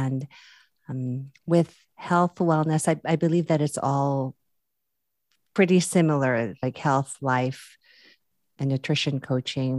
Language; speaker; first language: English; non-native, local second language; Filipino